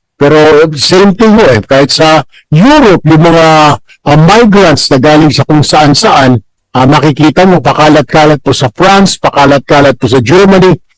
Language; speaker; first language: Filipino; native; Filipino